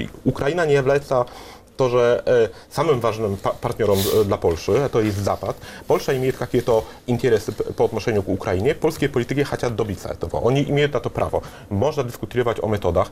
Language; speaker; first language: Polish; non-native, learner; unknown